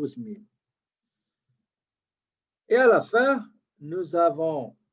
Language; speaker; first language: French; native; French